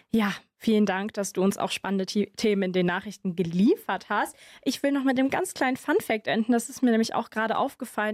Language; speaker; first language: German; native; German